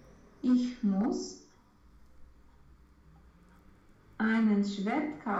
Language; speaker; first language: German; non-native, learner; Romanian